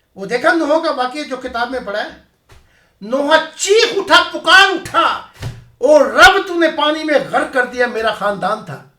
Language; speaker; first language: Urdu; native; Urdu